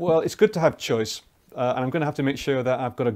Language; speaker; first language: English; native; English